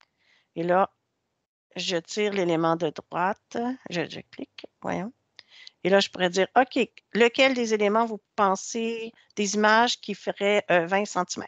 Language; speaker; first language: French; native; French